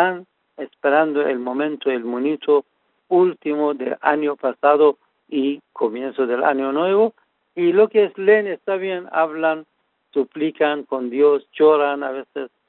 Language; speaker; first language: Spanish; non-native, fluent; Persian